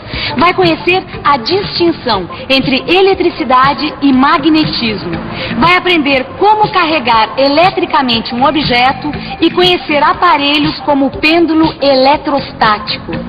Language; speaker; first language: Portuguese; native; Portuguese